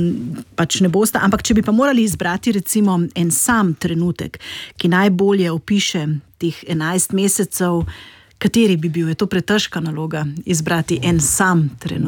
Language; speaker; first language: Slovenian; native; Slovenian